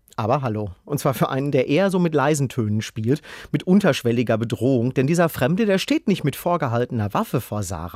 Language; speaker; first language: German; native; German